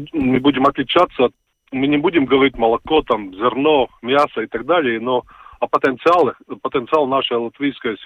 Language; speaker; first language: Russian; non-native, fluent; Latvian